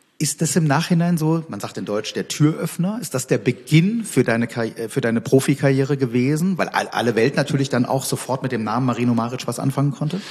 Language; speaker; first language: German; native; German